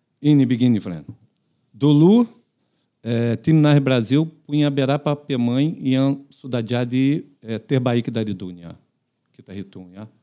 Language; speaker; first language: Indonesian; non-native, fluent; Portuguese